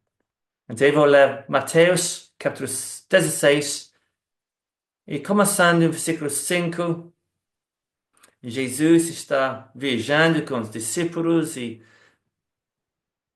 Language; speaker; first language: Portuguese; non-native, fluent; English